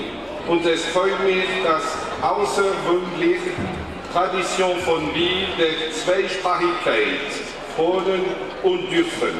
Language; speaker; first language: German; non-native, learner; French